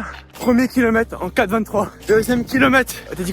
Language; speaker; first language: French; native; French